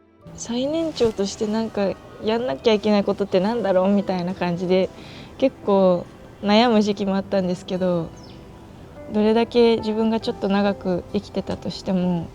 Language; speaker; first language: Japanese; native; Japanese